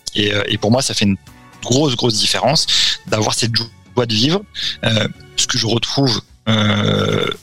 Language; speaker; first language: French; native; French